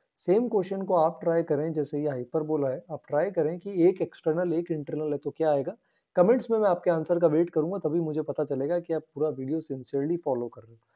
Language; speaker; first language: Hindi; native; Hindi